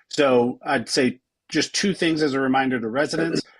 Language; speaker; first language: English; native; English